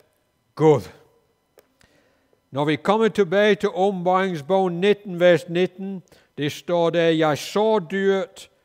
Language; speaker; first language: Danish; non-native, fluent; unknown